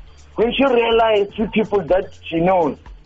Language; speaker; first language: English; non-native, local second language; Xhosa